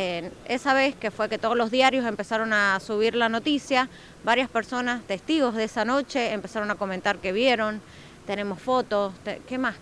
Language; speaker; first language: Spanish; native; Spanish